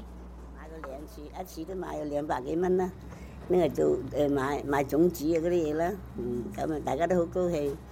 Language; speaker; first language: Chinese; native; Chinese